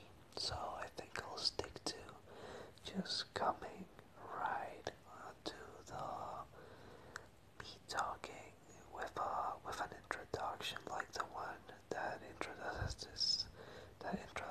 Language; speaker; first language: English; non-native, fluent; Spanish